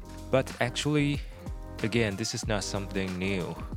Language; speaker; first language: English; non-native, fluent; Chinese